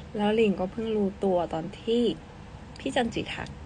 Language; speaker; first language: Thai; early bilingual, other home language; Cantonese